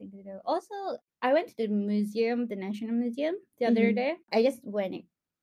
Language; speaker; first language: English; non-native, local second language; Malay